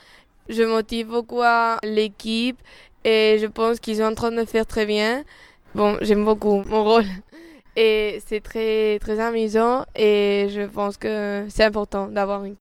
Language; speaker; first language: French; non-native, fluent; Spanish